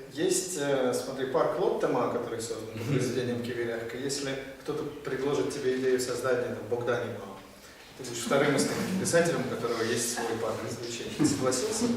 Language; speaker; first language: Russian; native; Russian